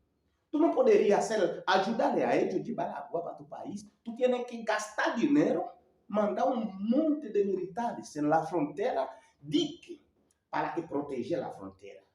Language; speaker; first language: Spanish; non-native, learner; Haitian Creole